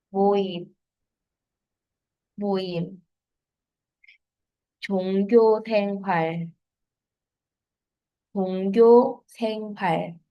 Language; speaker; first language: Korean; non-native, fluent; Filipino